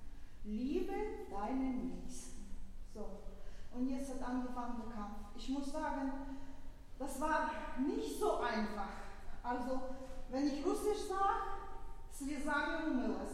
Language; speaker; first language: German; non-native, fluent; Russian